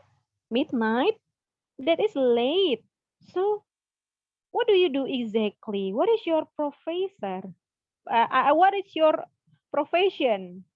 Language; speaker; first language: English; non-native, fluent; Indonesian